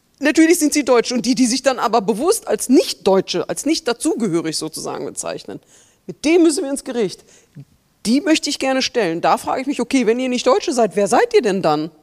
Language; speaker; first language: German; native; German